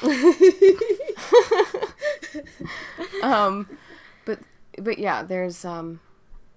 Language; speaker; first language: English; native; English